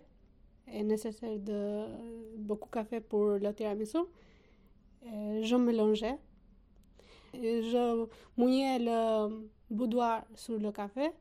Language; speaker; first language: French; non-native, learner; Albanian